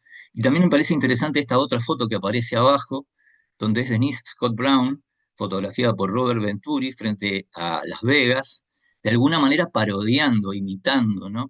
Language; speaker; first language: Spanish; native; Spanish